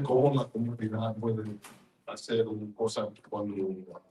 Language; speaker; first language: Spanish; non-native, learner; English